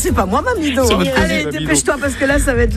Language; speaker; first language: French; native; French